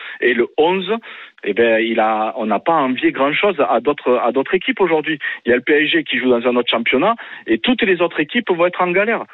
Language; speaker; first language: French; native; French